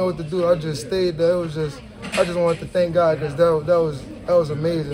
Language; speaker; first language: English; native; English